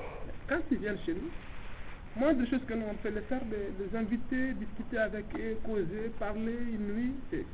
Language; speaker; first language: French; non-native, local second language; Tamasheq